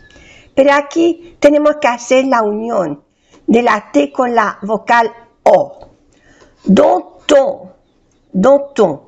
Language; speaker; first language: Spanish; non-native, fluent; French